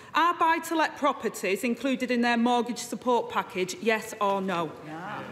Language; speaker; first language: English; native; English